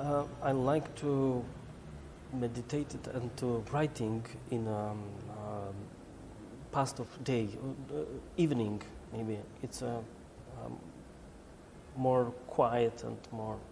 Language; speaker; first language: English; non-native, learner; Albanian